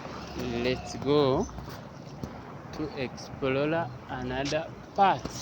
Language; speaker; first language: English; non-native, learner; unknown